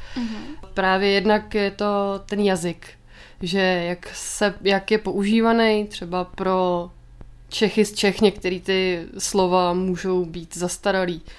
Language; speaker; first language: Czech; native; Czech